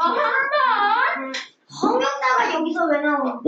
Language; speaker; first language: Korean; native; Korean